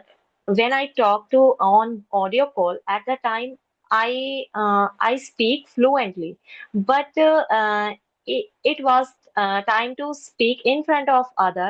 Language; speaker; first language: English; non-native, learner; Hindi